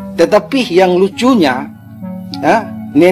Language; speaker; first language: Malay; native; Malay